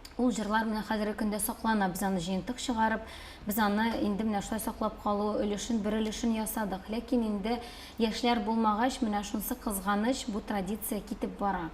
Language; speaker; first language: Tatar; native; Tatar